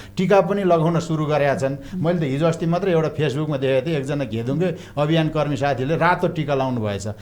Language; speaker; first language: Nepali; non-native, local second language; Eastern Tamang